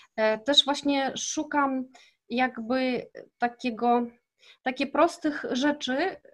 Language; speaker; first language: Polish; early bilingual, heritage; Kazakh